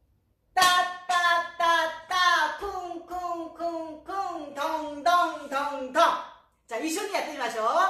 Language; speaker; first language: Japanese; non-native, fluent; Korean